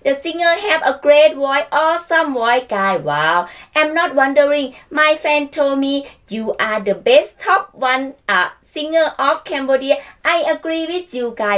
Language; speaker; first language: English; non-native, learner; Thai